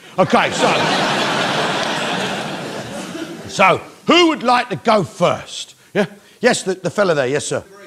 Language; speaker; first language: English; native; English